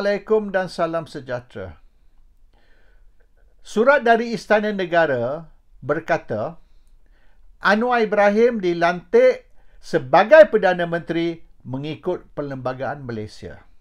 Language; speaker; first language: Malay; native; Malay